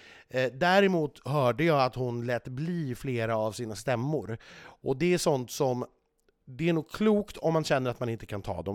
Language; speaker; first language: Swedish; native; Swedish